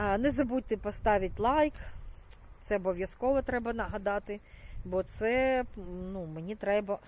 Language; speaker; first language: Ukrainian; non-native, local second language; Russian